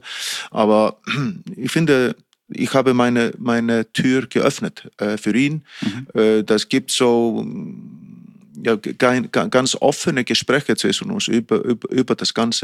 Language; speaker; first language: German; non-native, fluent; Icelandic